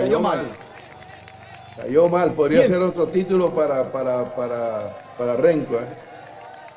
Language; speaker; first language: Spanish; native; Spanish